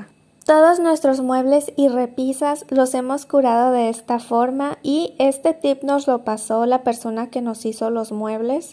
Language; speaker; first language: Spanish; native; Spanish